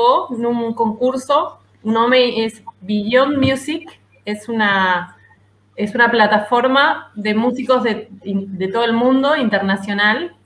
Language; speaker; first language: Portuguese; non-native, learner; Spanish